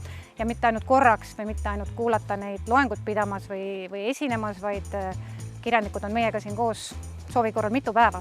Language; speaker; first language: Estonian; native; Estonian